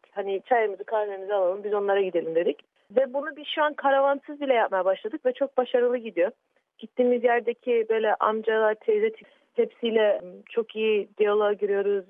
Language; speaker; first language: Turkish; early bilingual, heritage; Turkish